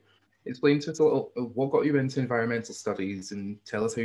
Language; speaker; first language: English; native; English